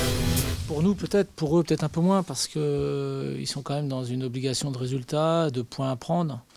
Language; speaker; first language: French; native; French